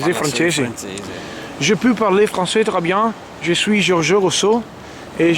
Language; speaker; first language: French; non-native, learner; Italian